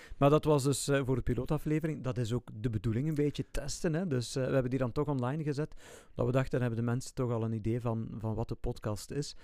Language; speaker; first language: Dutch; native; Dutch